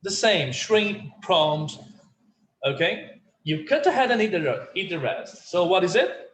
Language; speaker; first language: English; non-native, fluent; Portuguese